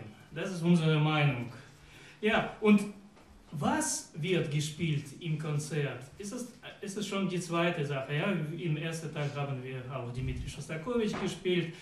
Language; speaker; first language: German; non-native, learner; Russian